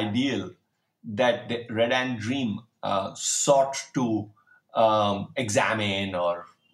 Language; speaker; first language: English; non-native, local second language; Hindi